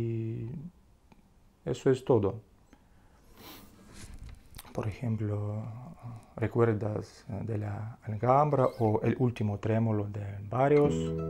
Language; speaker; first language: Spanish; non-native, learner; Russian